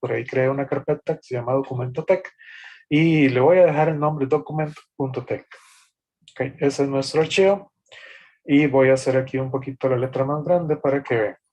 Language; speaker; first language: Spanish; native; Spanish